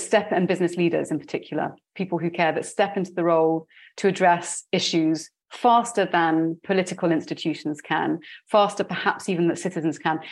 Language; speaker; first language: English; native; English